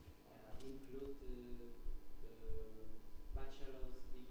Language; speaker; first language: English; non-native, learner; Vietnamese